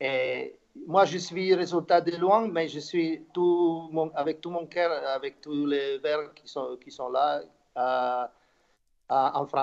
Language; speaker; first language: French; non-native, fluent; Slovak